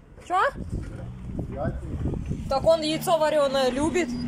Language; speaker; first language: Russian; native; Russian